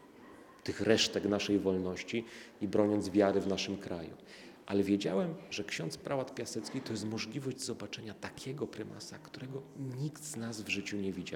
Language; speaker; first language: Polish; native; Polish